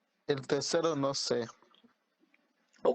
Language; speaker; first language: Spanish; non-native, learner; English